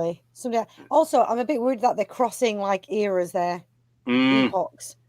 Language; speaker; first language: English; native; English